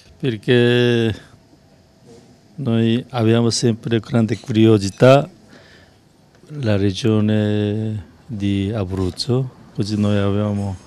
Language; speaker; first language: Italian; non-native, learner; Korean